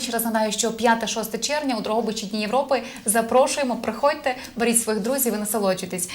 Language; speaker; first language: Ukrainian; native; Ukrainian